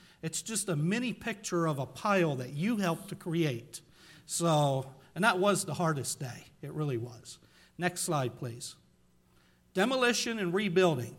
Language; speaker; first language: English; native; English